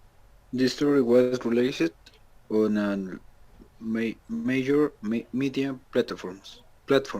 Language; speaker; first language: English; non-native, learner; Spanish